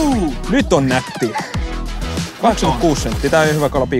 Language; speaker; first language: Finnish; native; Finnish